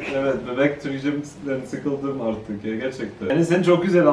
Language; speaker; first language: Turkish; non-native, learner; German